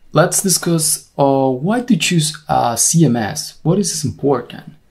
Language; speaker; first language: English; non-native, fluent; Spanish